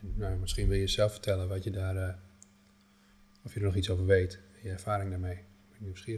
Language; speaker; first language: Dutch; native; Dutch